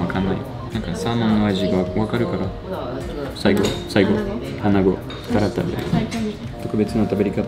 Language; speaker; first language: Japanese; non-native, learner; French